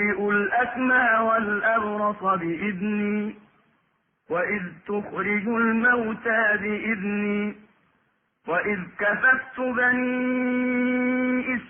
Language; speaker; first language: Arabic; native; Arabic